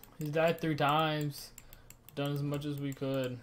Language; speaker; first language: English; native; English